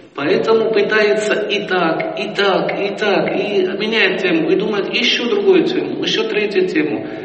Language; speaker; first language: Russian; non-native, fluent; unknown